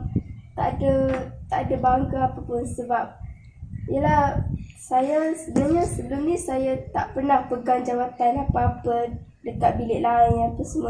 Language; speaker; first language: Malay; native; Malay